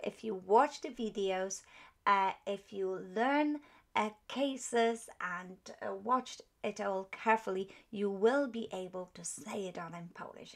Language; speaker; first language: English; non-native, fluent; Polish